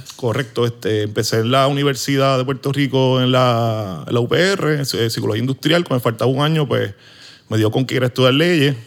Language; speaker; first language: Spanish; native; Spanish